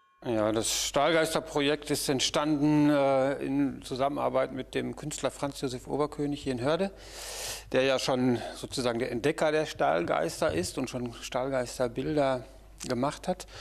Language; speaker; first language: German; native; German